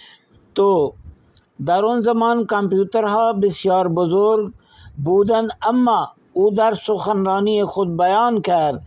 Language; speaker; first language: Persian; non-native, fluent; Urdu